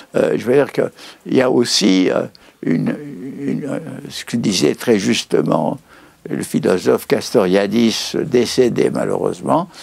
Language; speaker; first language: French; native; French